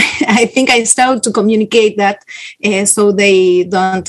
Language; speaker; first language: English; non-native, learner; Spanish